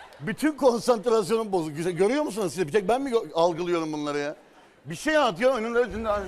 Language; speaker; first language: Turkish; native; Turkish